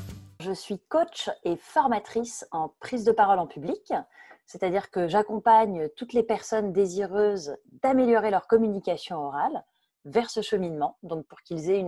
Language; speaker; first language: French; native; French